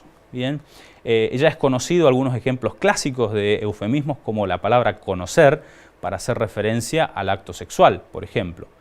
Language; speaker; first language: Spanish; native; Spanish